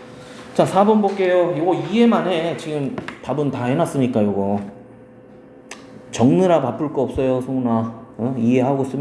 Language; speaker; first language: Korean; native; Korean